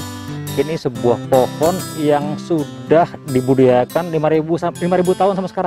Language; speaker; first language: Indonesian; native; Indonesian